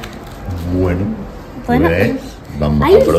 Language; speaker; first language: Spanish; native; Spanish